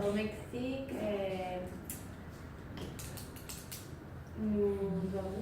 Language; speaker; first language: French; non-native, learner; Spanish